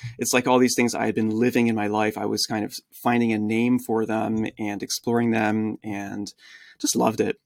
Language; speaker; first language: English; early bilingual, other home language; French